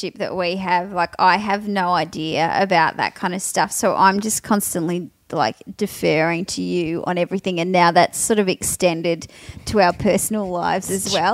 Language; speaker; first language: English; native; English